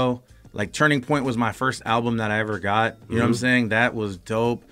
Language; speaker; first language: English; native; English